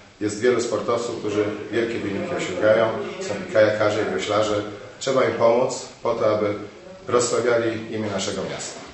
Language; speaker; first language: Polish; native; Polish